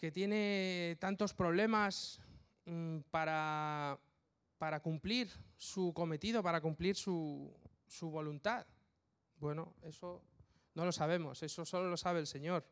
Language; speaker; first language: Spanish; native; Spanish